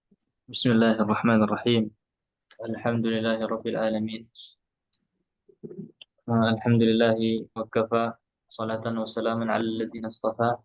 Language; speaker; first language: Arabic; non-native, fluent; Indonesian